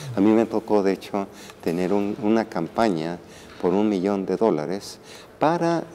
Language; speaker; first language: Spanish; native; Spanish